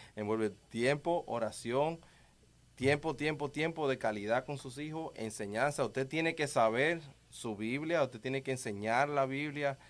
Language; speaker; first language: Spanish; native; Spanish